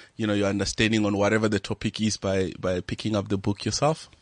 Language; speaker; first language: English; non-native, local second language; Venda